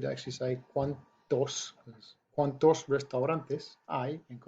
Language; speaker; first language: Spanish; non-native, fluent; English